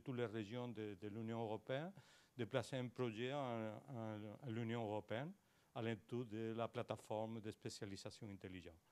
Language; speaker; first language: French; non-native, learner; Spanish